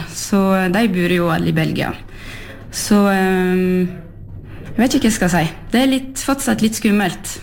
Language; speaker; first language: Norwegian; early bilingual, heritage; French